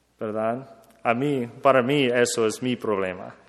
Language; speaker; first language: Spanish; non-native, learner; English